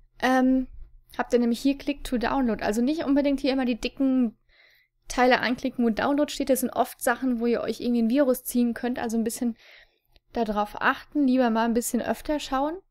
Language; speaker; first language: German; native; German